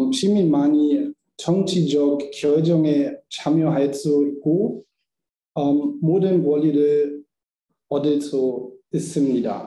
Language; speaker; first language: Korean; non-native, learner; German